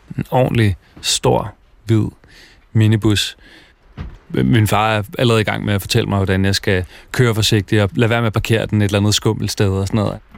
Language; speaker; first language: Danish; native; Danish